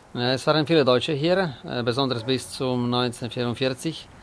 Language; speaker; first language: German; native; German